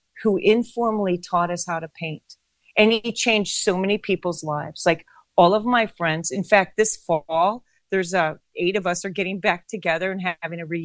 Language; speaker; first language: English; native; English